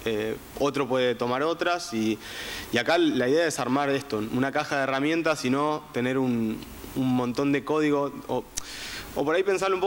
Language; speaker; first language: Spanish; native; Spanish